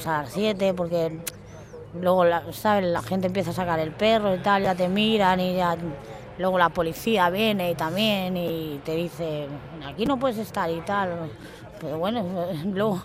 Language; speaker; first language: Spanish; native; Spanish